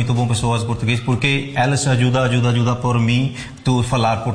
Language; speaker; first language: Portuguese; non-native, learner; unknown